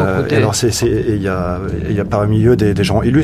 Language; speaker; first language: French; native; French